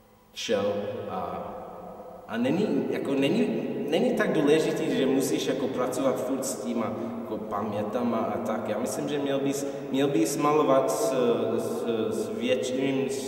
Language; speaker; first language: Czech; non-native, fluent; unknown